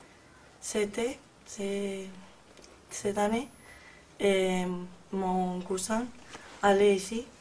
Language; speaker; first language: French; non-native, learner; Spanish